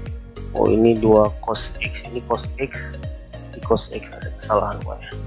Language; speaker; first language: Indonesian; native; Indonesian